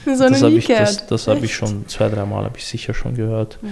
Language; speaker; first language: German; early bilingual, other home language; Chechen